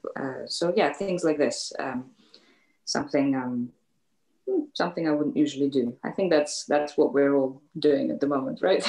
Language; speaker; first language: English; native; English